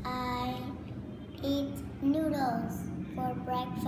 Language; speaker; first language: English; non-native, learner; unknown